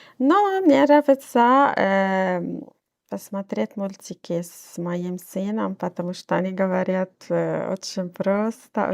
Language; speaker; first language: Russian; non-native, learner; Arabic